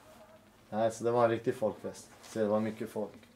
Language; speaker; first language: Swedish; early bilingual, other home language; Turoyo